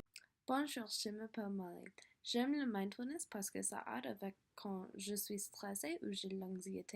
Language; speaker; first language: French; non-native, learner; English